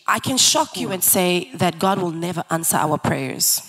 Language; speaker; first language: English; early bilingual, other home language; Lingala